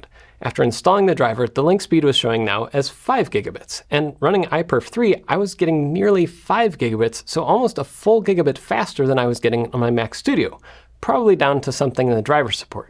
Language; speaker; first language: English; native; English